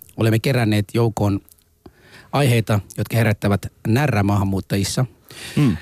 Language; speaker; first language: Finnish; non-native, fluent; Somali